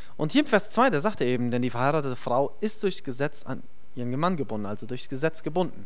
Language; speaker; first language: German; native; German